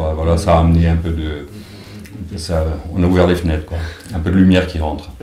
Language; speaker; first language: French; native; French